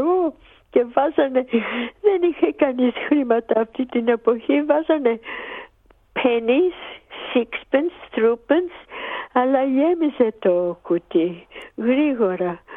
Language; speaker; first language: Greek; early bilingual, heritage; Greek